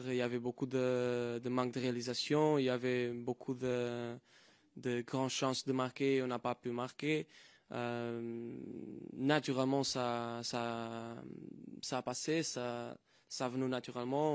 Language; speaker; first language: French; non-native, fluent; Portuguese